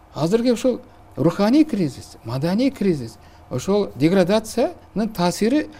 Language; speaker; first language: Kyrgyz; non-native, local second language; Uzbek